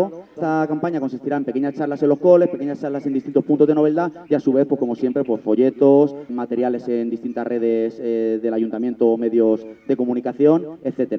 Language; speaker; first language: Spanish; native; Spanish